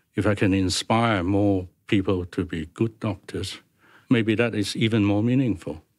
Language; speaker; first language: English; non-native, local second language; Cantonese